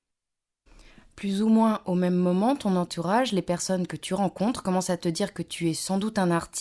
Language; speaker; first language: French; native; French